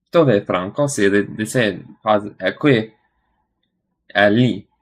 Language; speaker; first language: Italian; non-native, learner; English